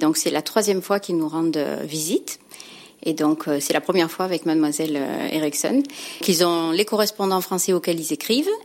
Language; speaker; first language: French; native; French